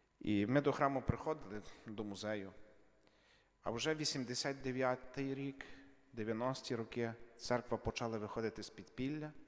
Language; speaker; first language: Ukrainian; native; Ukrainian